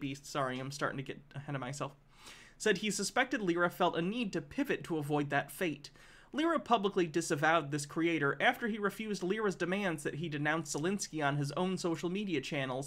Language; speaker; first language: English; native; English